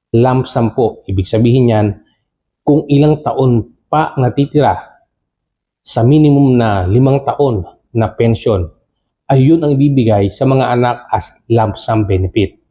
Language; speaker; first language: Filipino; native; Filipino